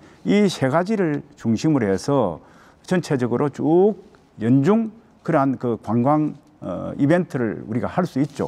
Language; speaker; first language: Korean; native; Korean